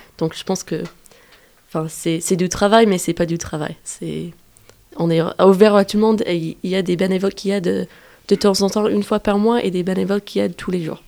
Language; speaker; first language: French; non-native, fluent; English